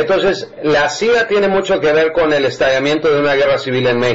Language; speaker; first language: Spanish; native; Spanish